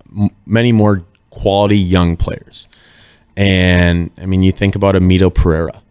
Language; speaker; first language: English; native; English